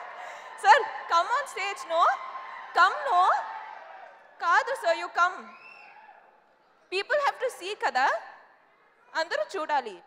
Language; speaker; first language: Telugu; non-native, learner; Kannada